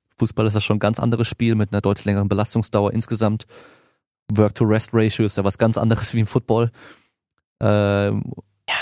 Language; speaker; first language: German; native; German